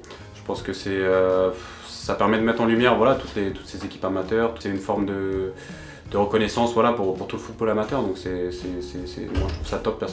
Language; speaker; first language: French; native; French